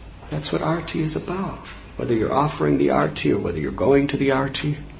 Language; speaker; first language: English; native; English